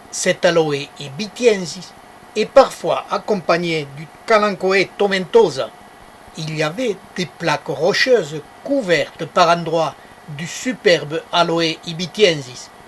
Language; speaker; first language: French; native; French